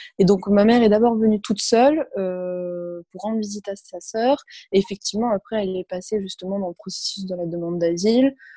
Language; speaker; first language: French; early bilingual, other home language; Arabic